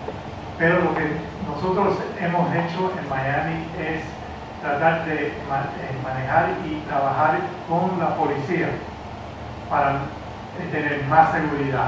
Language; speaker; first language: Spanish; early bilingual, heritage; Spanish